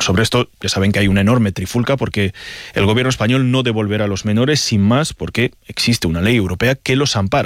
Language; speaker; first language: Spanish; native; Spanish